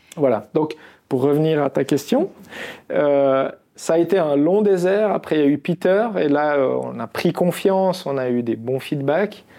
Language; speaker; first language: French; non-native, local second language; Arabic